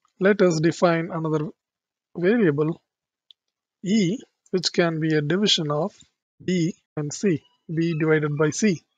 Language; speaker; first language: English; non-native, local second language; Tamil